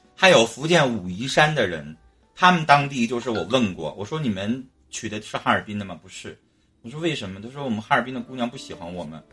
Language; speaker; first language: Chinese; native; Chinese